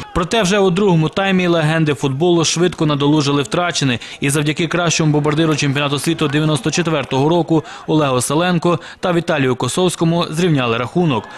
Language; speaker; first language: Ukrainian; native; Ukrainian